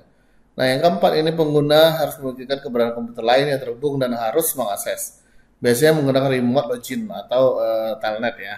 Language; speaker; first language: Indonesian; native; Indonesian